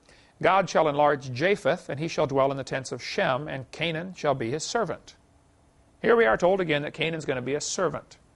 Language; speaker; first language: English; native; English